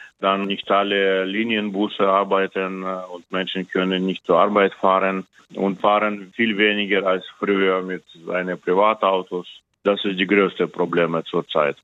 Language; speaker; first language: German; non-native, fluent; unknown